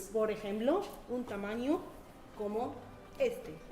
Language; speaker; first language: Spanish; non-native, fluent; Arabic